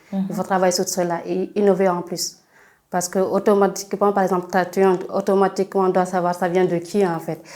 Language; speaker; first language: French; non-native, local second language; Fula